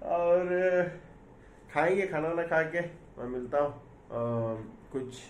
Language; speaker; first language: Hindi; non-native, local second language; Urdu